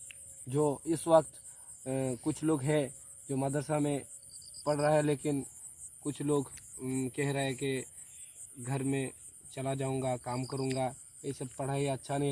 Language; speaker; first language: Hindi; non-native, local second language; Bangla